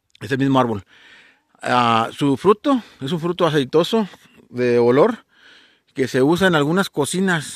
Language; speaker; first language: Spanish; native; Spanish